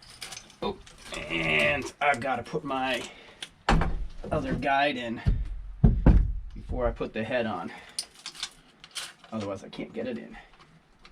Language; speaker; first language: English; native; English